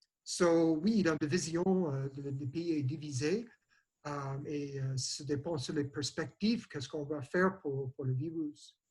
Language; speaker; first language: French; non-native, learner; English